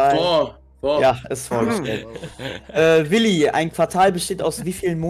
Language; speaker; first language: German; native; German